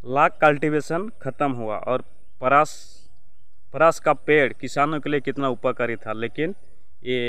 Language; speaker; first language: Hindi; non-native, local second language; Bangla